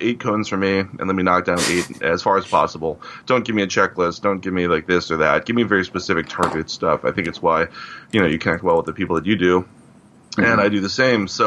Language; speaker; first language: English; native; English